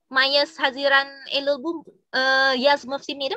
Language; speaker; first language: Turkish; non-native, learner; Indonesian